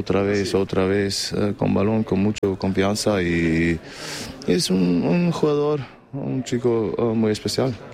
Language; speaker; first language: Spanish; non-native, learner; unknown